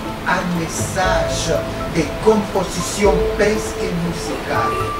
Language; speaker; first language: French; non-native, fluent; Spanish